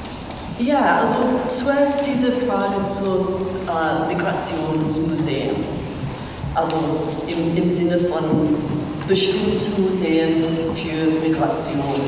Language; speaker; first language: German; non-native, fluent; English